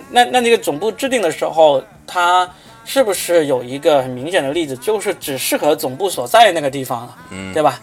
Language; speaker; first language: Chinese; native; Chinese